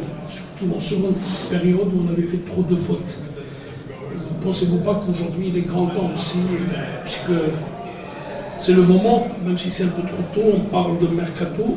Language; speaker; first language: French; non-native, local second language; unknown